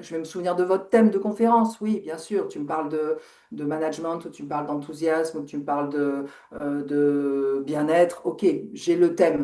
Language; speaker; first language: French; native; French